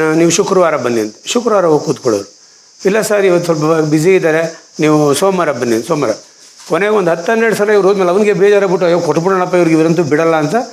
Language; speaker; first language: Kannada; non-native, local second language; Konkani